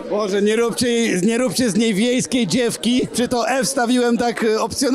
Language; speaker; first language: Polish; native; Polish